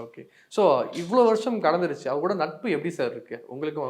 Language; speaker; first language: Tamil; native; Tamil